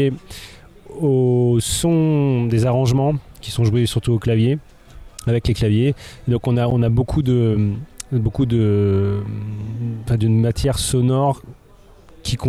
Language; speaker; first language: French; native; French